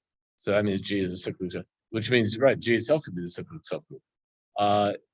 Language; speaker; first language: English; native; English